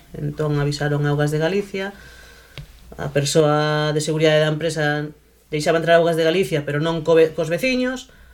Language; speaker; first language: Galician; native; Galician